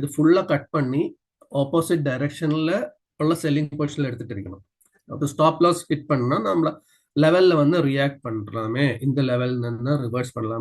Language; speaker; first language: Tamil; non-native, learner; Malayalam